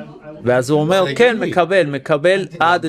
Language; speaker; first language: Hebrew; non-native, fluent; English